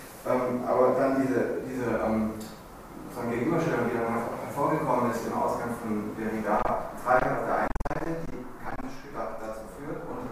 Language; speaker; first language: German; native; German